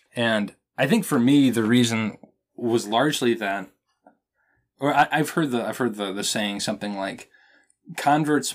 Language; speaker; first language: English; native; English